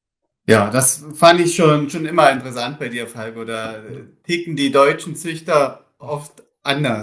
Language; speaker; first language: German; native; German